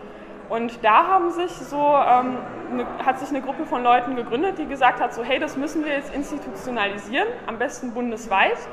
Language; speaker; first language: German; native; German